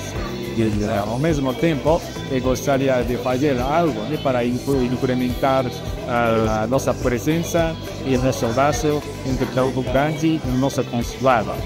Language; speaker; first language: Portuguese; non-native, fluent; Japanese